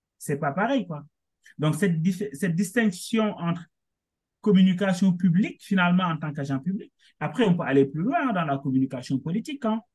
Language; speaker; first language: French; non-native, local second language; Wolof